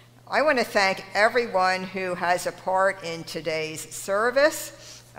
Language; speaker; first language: English; native; English